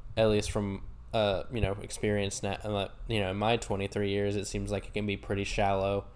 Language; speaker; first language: English; native; English